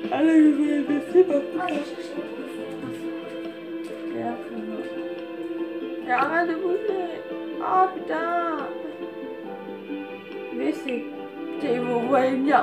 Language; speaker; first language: French; native; French